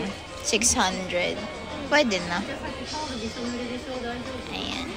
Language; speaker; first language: Japanese; early bilingual, other home language; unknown